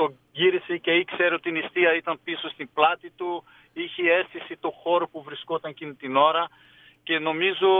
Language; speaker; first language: Greek; non-native, fluent; Portuguese